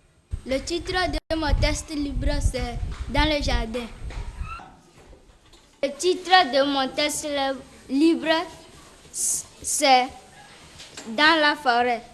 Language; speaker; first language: French; non-native, learner; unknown